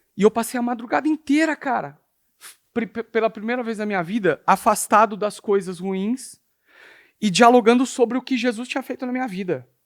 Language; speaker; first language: Portuguese; native; Portuguese